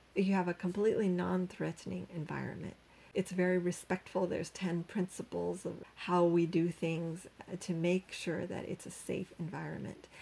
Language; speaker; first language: English; native; English